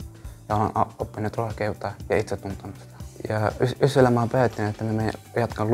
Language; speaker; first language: Finnish; early bilingual, other home language; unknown